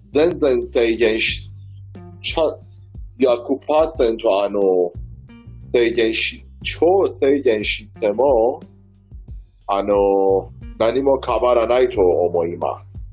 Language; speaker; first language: Japanese; non-native, learner; Persian